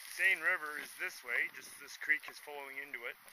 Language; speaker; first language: English; native; English